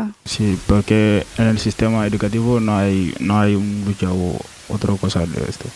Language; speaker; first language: Spanish; non-native, learner; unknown